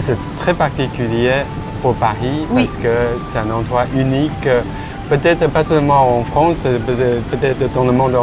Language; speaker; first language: French; non-native, fluent; Chinese